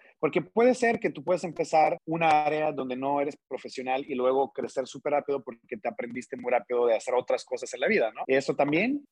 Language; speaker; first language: Spanish; non-native, fluent; Russian